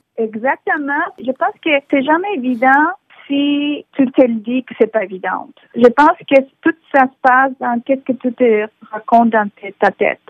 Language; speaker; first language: French; non-native, fluent; Spanish